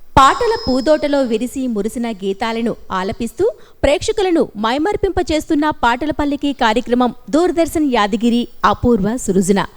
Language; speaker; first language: Telugu; native; Telugu